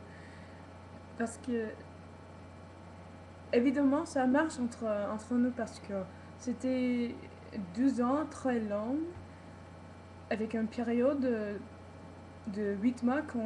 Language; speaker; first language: French; non-native, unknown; English